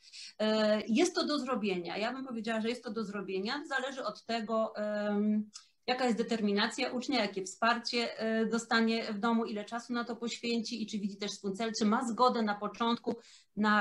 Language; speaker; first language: Polish; native; Polish